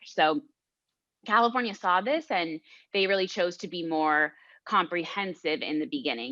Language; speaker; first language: English; native; English